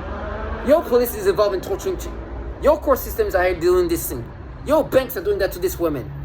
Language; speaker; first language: English; non-native, fluent; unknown